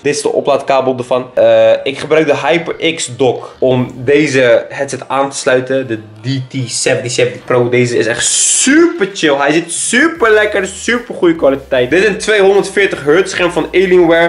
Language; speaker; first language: Dutch; native; Dutch